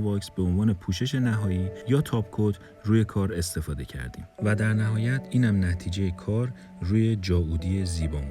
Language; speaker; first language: Persian; native; Persian